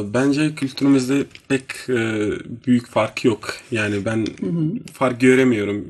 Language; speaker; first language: Turkish; non-native, fluent; Bosnian